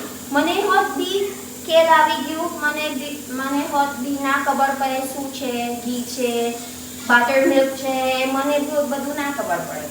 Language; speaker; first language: Gujarati; non-native, learner; Filipino